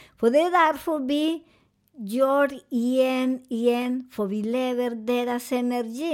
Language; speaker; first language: Swedish; non-native, fluent; Spanish